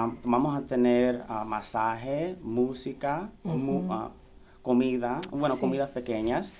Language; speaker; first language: Spanish; early bilingual, heritage; Spanish